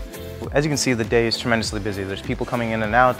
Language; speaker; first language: English; native; English